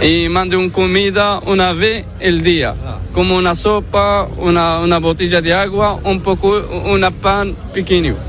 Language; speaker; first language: Spanish; non-native, learner; Arabic